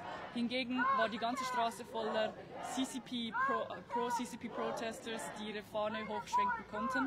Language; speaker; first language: German; early bilingual, other home language; Tibetan